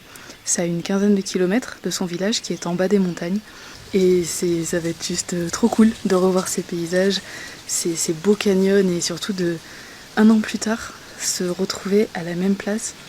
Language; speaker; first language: French; native; French